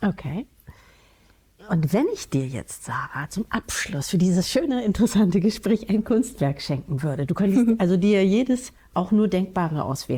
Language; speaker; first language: German; native; German